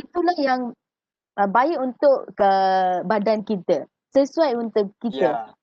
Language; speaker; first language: Malay; native; Malay